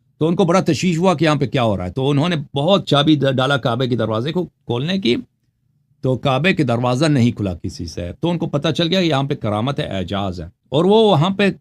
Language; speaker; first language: Urdu; non-native, fluent; Persian